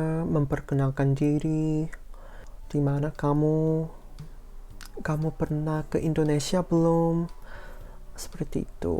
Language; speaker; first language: Indonesian; non-native, fluent; Korean